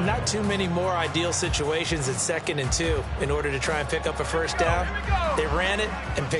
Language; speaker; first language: English; native; English